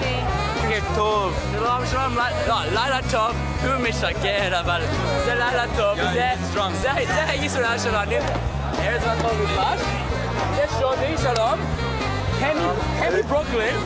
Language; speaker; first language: Hebrew; non-native, learner; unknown